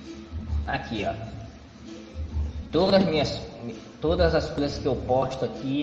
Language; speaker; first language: Portuguese; native; Portuguese